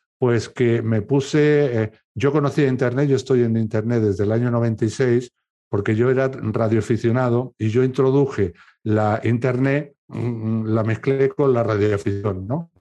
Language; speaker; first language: Spanish; native; Spanish